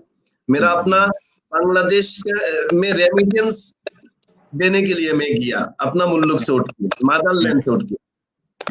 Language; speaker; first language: Hindi; non-native, fluent; Bangla